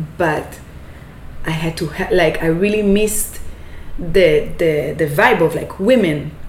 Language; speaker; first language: English; non-native, fluent; Hebrew